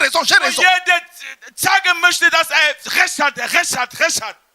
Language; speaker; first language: German; non-native, fluent; French